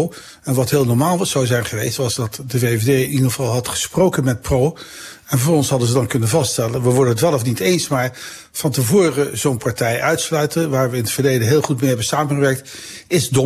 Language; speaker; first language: Dutch; native; Dutch